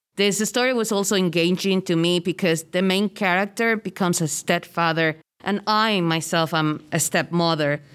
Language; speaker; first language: English; non-native, fluent; Spanish